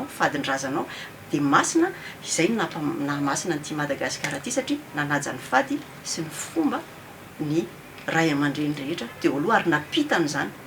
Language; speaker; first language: Malagasy; early bilingual, heritage; Malagasy